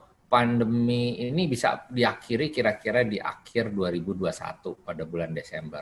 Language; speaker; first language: Indonesian; native; Indonesian